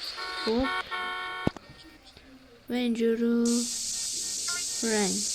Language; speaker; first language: Persian; native; Persian